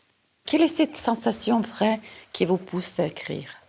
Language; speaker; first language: French; non-native, fluent; Serbian